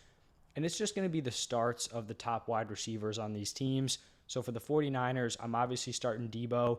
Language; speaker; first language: English; native; English